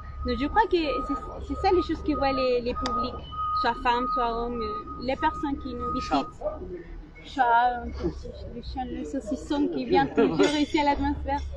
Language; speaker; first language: French; non-native, learner; Spanish